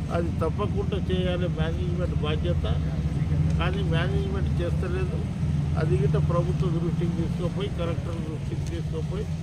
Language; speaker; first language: Telugu; non-native, local second language; Lambadi